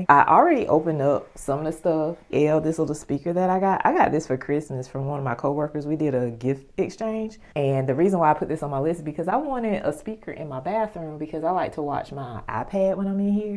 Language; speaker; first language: English; native; English